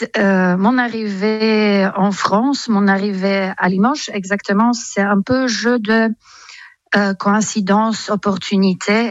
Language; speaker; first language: French; non-native, fluent; Polish